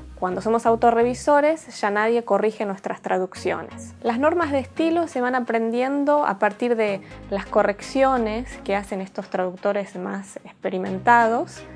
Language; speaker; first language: Spanish; native; Spanish